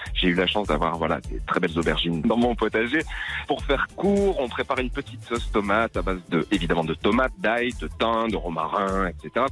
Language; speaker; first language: French; native; French